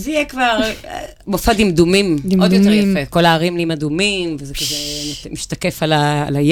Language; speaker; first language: Hebrew; native; Hebrew